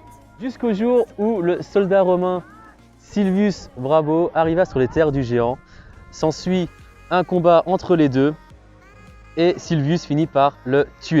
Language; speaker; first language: French; native; French